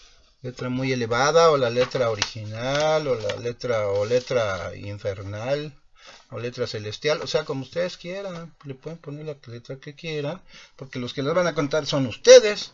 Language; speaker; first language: Spanish; native; Spanish